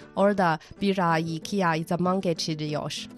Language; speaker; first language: Turkish; non-native, fluent; Chinese